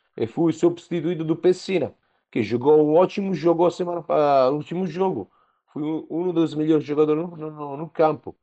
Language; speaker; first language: Portuguese; non-native, fluent; Italian